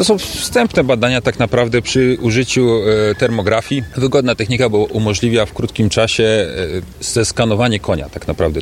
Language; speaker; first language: Polish; native; Polish